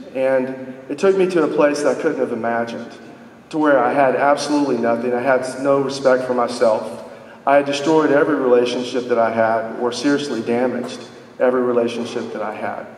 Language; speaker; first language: English; native; English